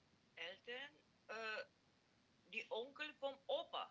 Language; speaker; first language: German; non-native, learner; Macedonian